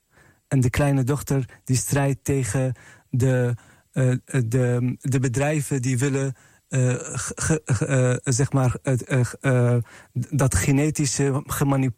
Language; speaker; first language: Dutch; non-native, fluent; Arabic